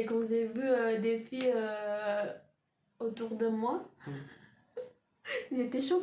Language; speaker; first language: French; non-native, fluent; Indonesian